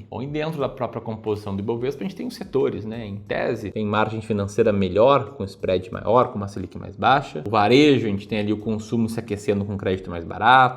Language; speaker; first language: Portuguese; native; Portuguese